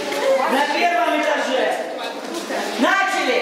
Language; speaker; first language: Russian; native; Russian